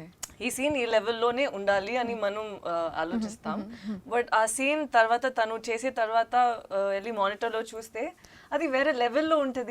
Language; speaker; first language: Telugu; non-native, local second language; Tamil